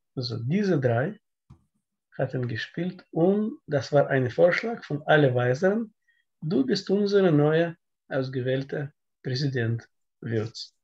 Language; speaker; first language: German; non-native, learner; Russian